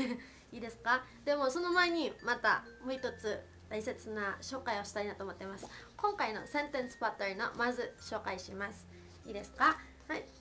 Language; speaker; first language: Japanese; non-native, fluent; Filipino